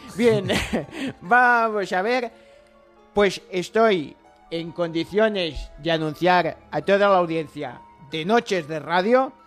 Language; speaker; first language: Spanish; non-native, fluent; English